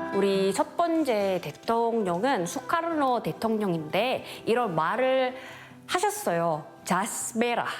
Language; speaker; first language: Korean; non-native, fluent; Indonesian